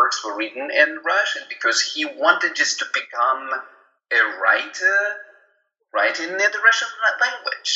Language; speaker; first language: English; non-native, fluent; Ukrainian